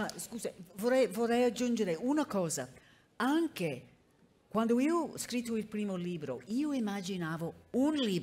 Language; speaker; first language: Italian; non-native, fluent; English